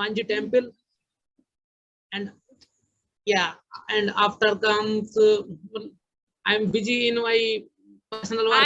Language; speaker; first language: English; non-native, learner; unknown